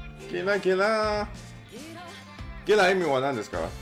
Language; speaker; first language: Japanese; non-native, learner; English